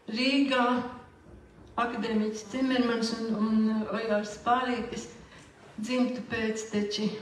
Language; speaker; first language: Latvian; native; Latvian